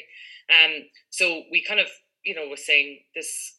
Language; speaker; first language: English; native; English